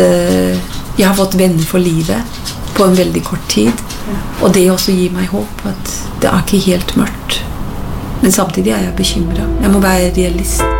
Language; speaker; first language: Norwegian; non-native, fluent; English